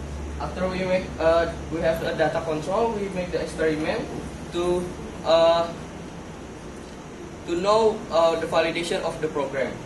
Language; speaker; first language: English; non-native, learner; Indonesian